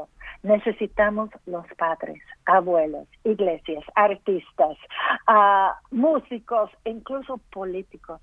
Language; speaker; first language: Spanish; early bilingual, heritage; English